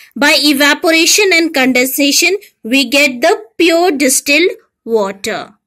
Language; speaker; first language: English; non-native, local second language; Hindi